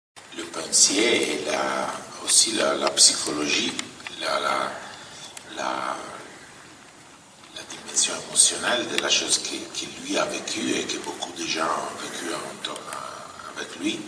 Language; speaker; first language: French; non-native, fluent; Italian